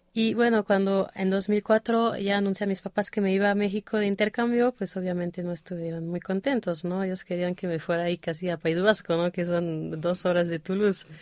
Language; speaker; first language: Spanish; non-native, fluent; French